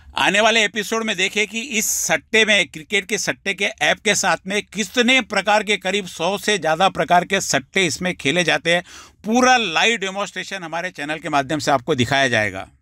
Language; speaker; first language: Hindi; non-native, local second language; Marathi